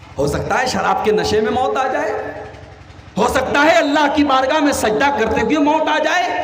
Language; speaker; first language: Urdu; native; Urdu